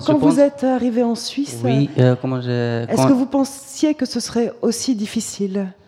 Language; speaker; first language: French; native; French